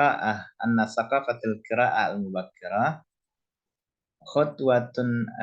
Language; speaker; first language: Arabic; non-native, fluent; Indonesian